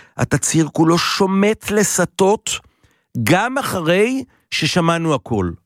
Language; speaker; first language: Hebrew; native; Hebrew